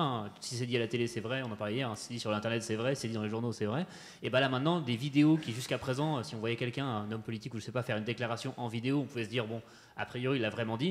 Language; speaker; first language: French; native; French